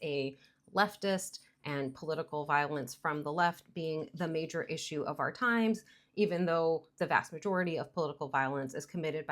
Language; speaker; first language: English; native; English